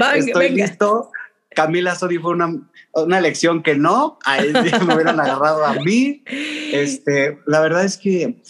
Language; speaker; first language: Spanish; native; Spanish